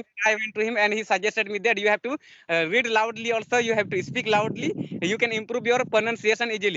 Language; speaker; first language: English; non-native, learner; Santali